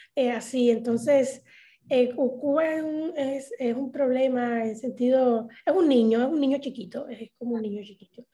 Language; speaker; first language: Spanish; native; Spanish